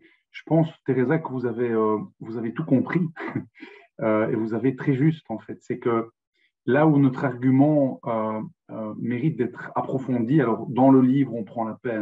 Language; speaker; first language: French; native; French